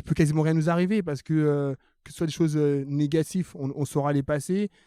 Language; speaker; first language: French; early bilingual, other home language; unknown